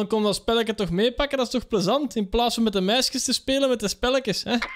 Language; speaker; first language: Dutch; native; Dutch